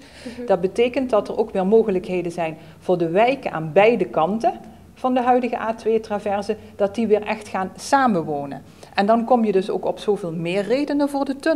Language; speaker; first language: Dutch; native; Dutch